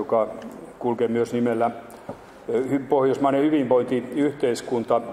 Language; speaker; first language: Finnish; native; Finnish